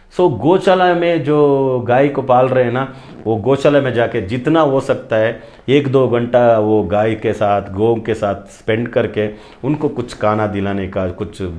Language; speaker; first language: Hindi; non-native, local second language; Kannada